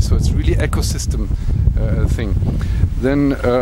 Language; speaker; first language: English; non-native, fluent; French